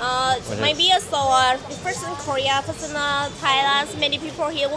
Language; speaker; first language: English; non-native, learner; Vietnamese